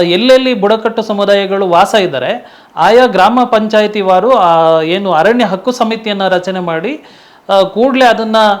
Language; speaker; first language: Kannada; non-native, local second language; Tulu